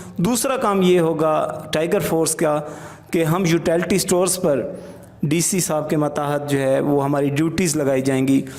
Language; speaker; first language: Urdu; non-native, local second language; Punjabi